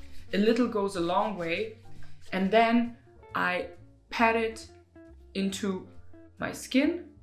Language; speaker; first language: English; non-native, fluent; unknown